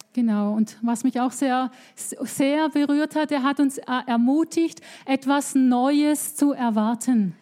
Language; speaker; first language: German; native; German